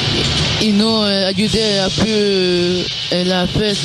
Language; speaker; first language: French; non-native, learner; Spanish